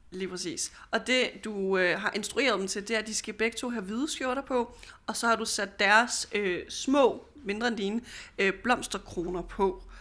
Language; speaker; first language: Danish; native; Danish